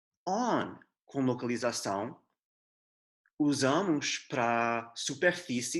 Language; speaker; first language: Portuguese; non-native, fluent; English